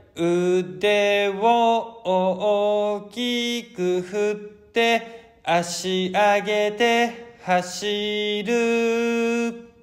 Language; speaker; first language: Japanese; native; Japanese